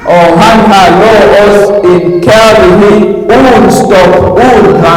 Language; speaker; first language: Swedish; non-native, learner; French